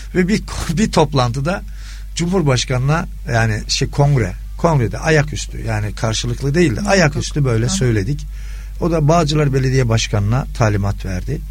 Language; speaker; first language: Turkish; native; Turkish